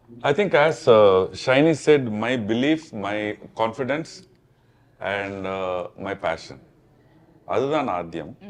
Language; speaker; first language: English; non-native, local second language; Malayalam